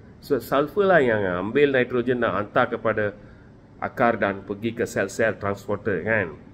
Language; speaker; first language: Malay; non-native, local second language; Tamil